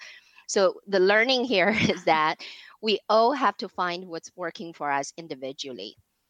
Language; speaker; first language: English; non-native, fluent; Chinese